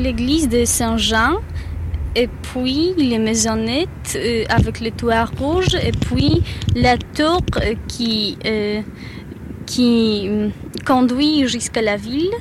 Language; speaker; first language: French; non-native, learner; Polish